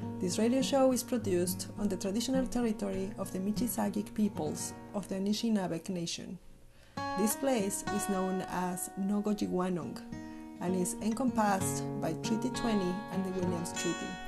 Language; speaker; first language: English; non-native, fluent; Spanish